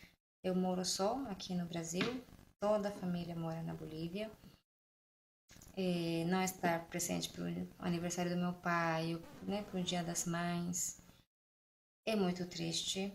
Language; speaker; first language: Portuguese; non-native, fluent; Spanish